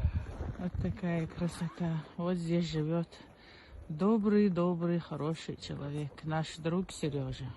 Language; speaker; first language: Russian; non-native, local second language; Chechen